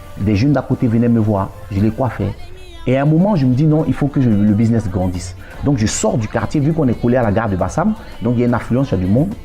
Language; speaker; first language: French; native; French